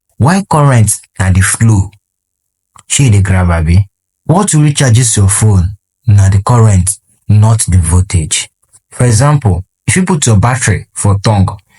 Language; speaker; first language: Nigerian Pidgin; non-native, local second language; Igbo